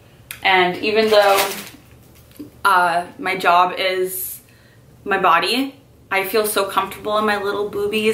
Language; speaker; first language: English; native; English